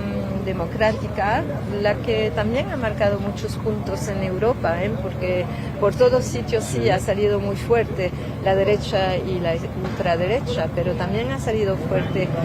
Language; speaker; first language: Spanish; non-native, fluent; French